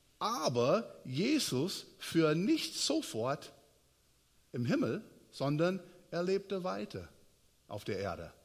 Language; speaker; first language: German; non-native, fluent; English